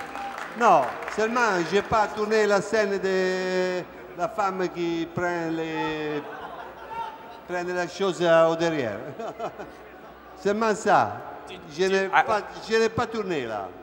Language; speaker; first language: French; non-native, fluent; Italian